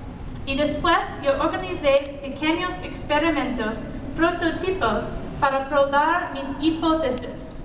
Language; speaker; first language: Spanish; non-native, learner; English